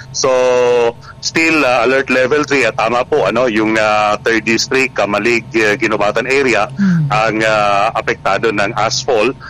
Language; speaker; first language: Filipino; non-native, local second language; Bikol